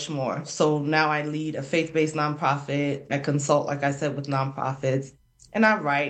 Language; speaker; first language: English; non-native, local second language; Krio